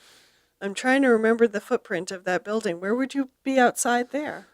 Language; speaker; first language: English; native; English